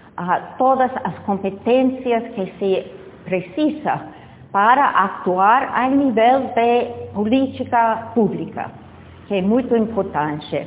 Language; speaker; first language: Portuguese; non-native, fluent; English